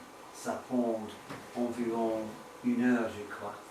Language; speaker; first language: French; non-native, learner; English